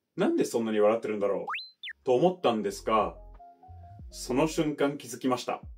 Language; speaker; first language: Japanese; non-native, fluent; English